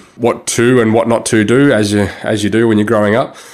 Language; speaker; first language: English; native; English